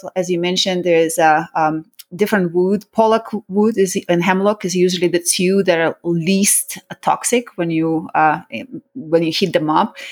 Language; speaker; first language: English; early bilingual, other home language; Russian